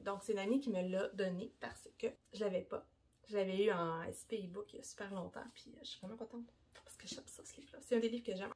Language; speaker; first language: French; native; French